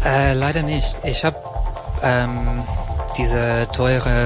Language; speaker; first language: German; non-native, fluent; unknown